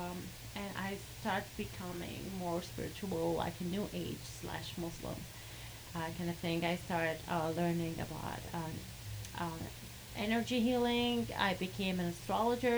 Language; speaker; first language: English; non-native, fluent; Arabic